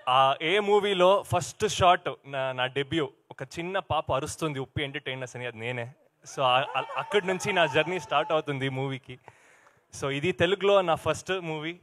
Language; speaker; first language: Telugu; non-native, learner; Kannada